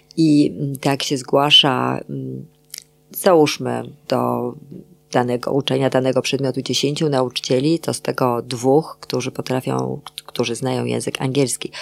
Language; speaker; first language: Polish; native; Polish